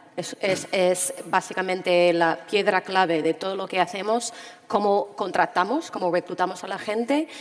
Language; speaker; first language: Spanish; early bilingual, heritage; Spanish